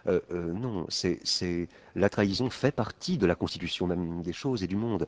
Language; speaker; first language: French; native; French